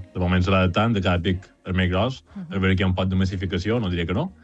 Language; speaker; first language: Catalan; native; Catalan